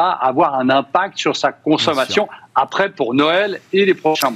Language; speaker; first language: French; native; French